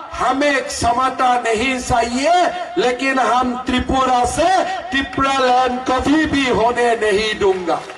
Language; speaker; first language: Hindi; non-native, local second language; Bangla